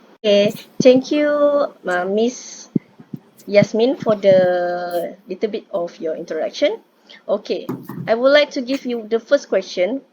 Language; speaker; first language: English; non-native, local second language; Malay